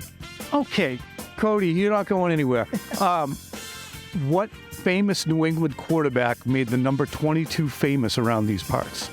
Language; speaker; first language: English; native; English